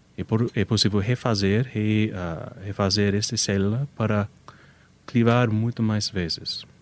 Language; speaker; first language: Portuguese; non-native, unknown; English